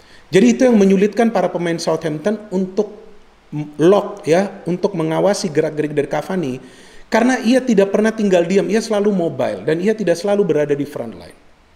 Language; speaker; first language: Indonesian; native; Indonesian